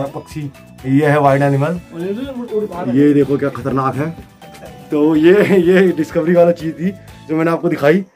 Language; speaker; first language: Hindi; non-native, local second language; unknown